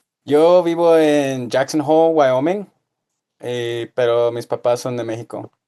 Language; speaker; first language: Spanish; early bilingual, heritage; Spanish